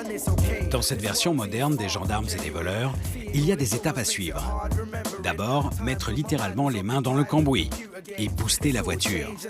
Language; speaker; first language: French; native; French